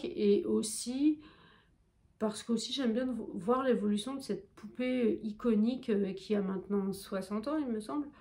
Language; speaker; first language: French; native; French